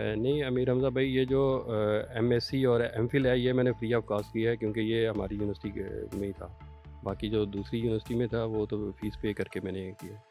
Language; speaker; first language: Urdu; non-native, local second language; Punjabi